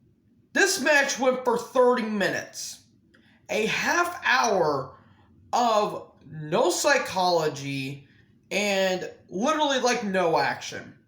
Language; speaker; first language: English; native; English